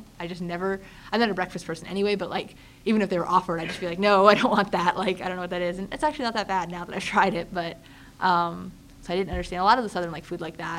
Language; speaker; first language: English; native; English